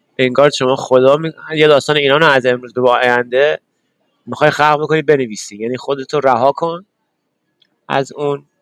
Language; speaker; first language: Persian; early bilingual, other home language; English